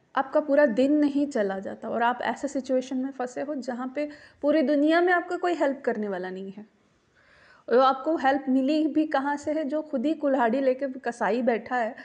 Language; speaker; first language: Hindi; non-native, local second language; Marathi